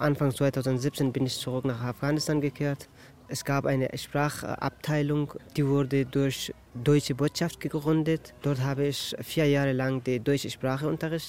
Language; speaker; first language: German; non-native, fluent; Persian